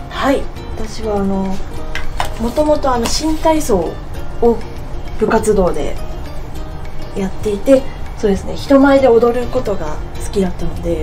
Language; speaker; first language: Japanese; native; Japanese